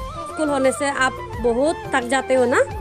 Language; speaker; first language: Hindi; non-native, local second language; Chakma